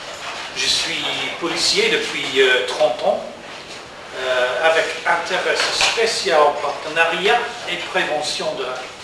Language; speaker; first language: French; non-native, learner; English